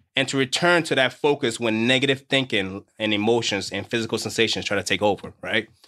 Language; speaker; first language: English; native; English